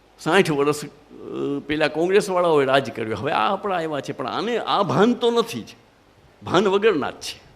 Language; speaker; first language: Gujarati; non-native, local second language; Hindi